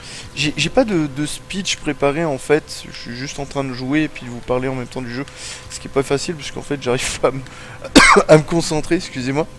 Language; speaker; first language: French; native; French